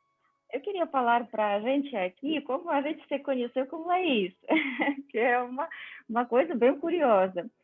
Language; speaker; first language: Portuguese; non-native, fluent; Ukrainian